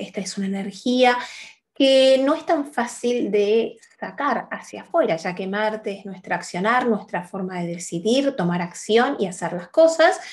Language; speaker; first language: Spanish; native; Spanish